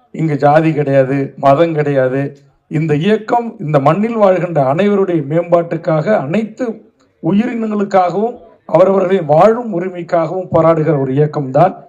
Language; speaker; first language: Tamil; native; Tamil